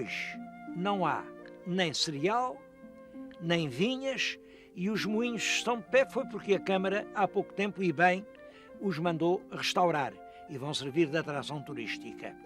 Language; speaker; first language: Portuguese; native; Portuguese